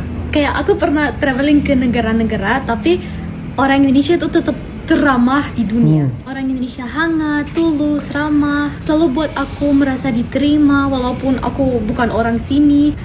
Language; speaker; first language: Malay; non-native, fluent; German